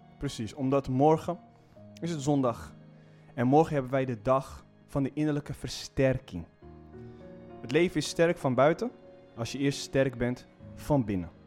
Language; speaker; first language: Dutch; non-native, fluent; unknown